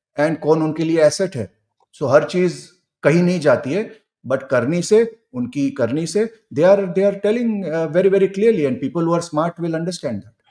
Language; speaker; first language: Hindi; non-native, local second language; Gujarati